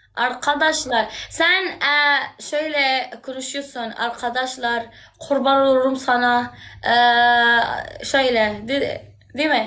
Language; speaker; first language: Turkish; non-native, learner; Arabic